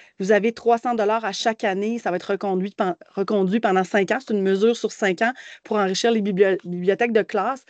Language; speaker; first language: French; native; French